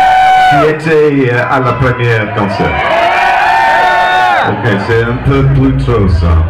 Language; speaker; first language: French; non-native, learner; English